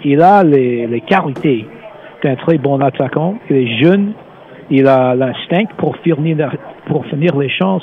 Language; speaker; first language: French; non-native, fluent; English